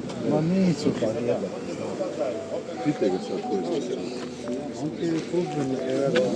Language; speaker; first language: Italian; non-native, learner; Croatian